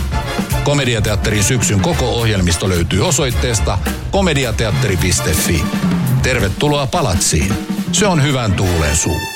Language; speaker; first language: Finnish; native; Finnish